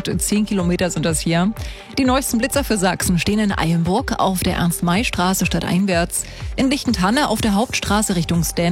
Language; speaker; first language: German; native; German